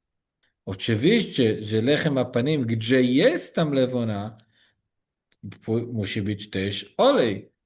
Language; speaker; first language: Polish; non-native, learner; Hebrew